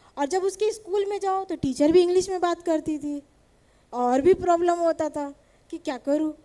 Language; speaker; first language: Hindi; native; Hindi